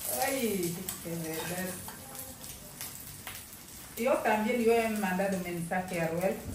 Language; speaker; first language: Spanish; non-native, learner; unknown